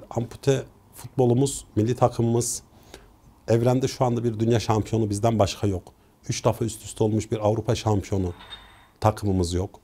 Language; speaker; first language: Turkish; native; Turkish